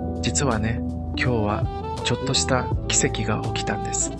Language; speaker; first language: Japanese; native; Japanese